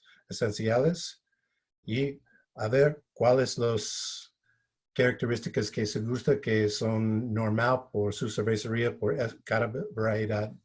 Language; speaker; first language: Spanish; non-native, fluent; English